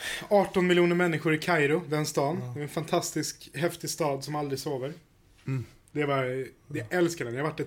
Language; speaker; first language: Swedish; native; Swedish